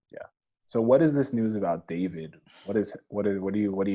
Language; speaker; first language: English; native; English